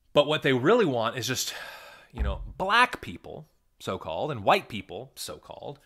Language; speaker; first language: English; native; English